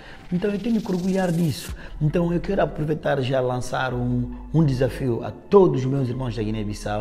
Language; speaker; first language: Portuguese; non-native, local second language; Upper Guinea Crioulo